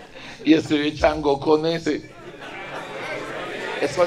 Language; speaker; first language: Spanish; native; Spanish